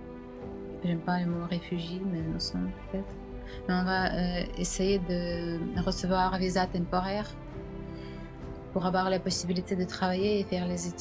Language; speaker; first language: French; non-native, fluent; Ukrainian